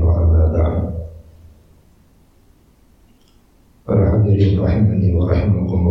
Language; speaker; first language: Arabic; non-native, fluent; Indonesian